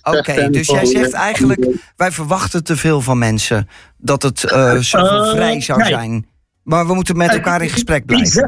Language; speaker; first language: Dutch; native; Dutch